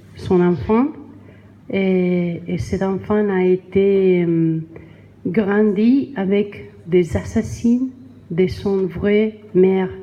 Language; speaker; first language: French; non-native, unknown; Spanish